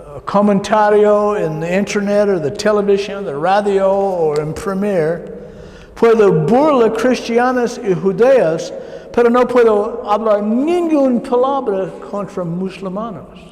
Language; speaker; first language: Spanish; non-native, learner; English